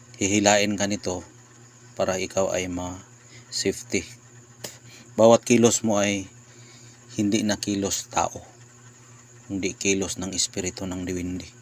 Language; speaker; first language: Filipino; non-native, local second language; Cebuano